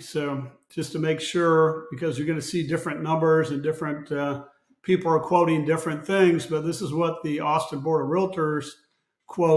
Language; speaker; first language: English; native; English